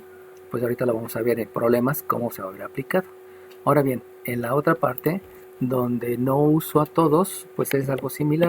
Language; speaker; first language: Spanish; native; Spanish